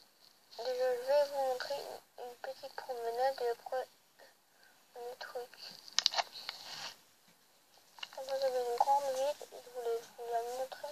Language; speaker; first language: French; early bilingual, other home language; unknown